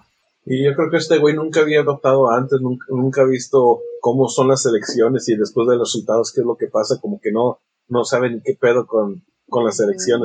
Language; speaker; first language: Spanish; native; Spanish